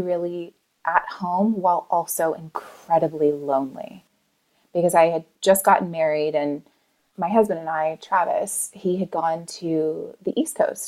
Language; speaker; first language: English; native; English